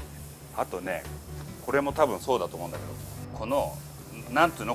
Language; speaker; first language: Japanese; native; Japanese